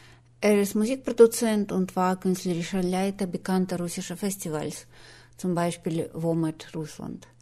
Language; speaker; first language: German; non-native, fluent; Russian